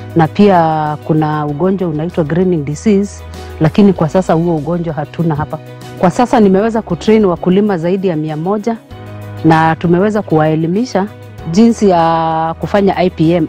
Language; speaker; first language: Swahili; non-native, local second language; Kamba